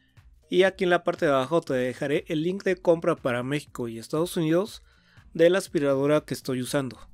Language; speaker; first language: Spanish; native; Spanish